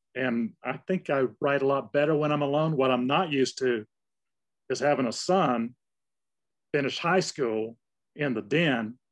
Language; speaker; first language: English; native; English